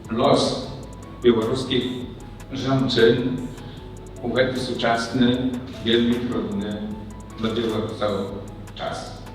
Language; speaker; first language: Polish; non-native, learner; Belarusian